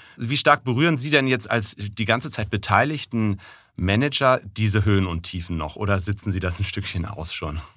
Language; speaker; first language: German; native; German